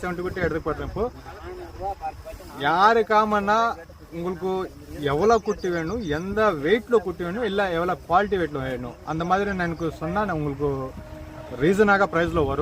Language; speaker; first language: Tamil; non-native, learner; Telugu